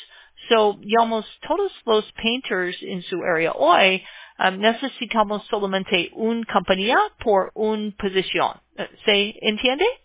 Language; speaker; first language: Spanish; non-native, learner; English